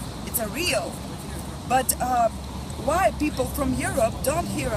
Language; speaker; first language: English; non-native, learner; Russian